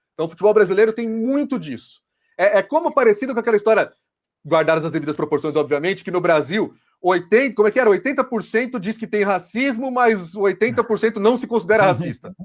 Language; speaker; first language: Portuguese; native; Portuguese